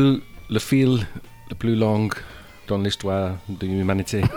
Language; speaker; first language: French; non-native, fluent; English